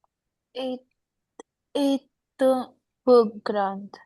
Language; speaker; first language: French; non-native, learner; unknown